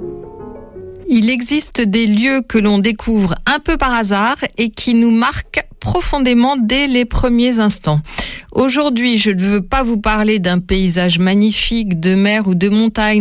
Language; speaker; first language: French; native; French